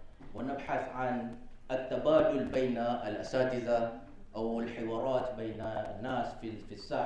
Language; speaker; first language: Arabic; non-native, fluent; Malay